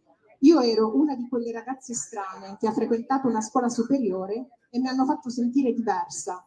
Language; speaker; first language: Italian; native; Italian